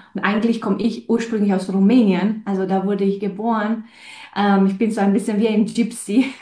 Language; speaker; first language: German; non-native, fluent; Romanian